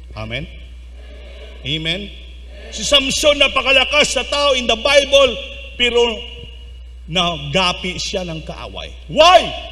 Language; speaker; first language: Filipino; non-native, local second language; Cebuano